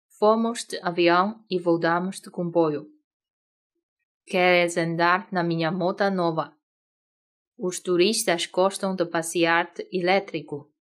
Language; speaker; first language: Portuguese; non-native, fluent; Chinese